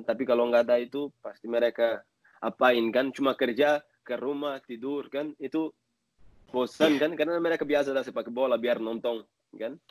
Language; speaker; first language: Malay; non-native, fluent; Portuguese